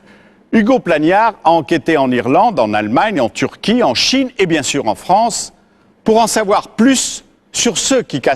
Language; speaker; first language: French; native; French